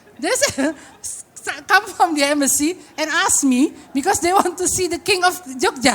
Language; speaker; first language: English; non-native, fluent; Indonesian